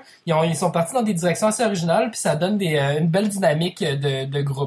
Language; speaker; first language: French; native; French